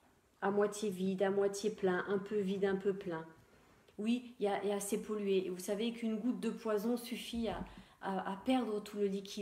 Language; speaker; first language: French; native; French